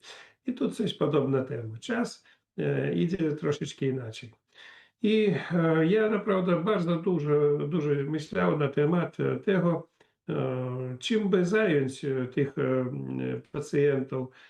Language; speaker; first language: Polish; non-native, learner; Belarusian